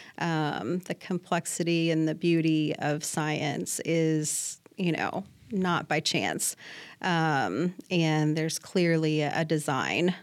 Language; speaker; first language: English; native; English